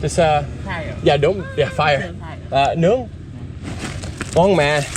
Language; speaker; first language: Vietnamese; non-native, learner; English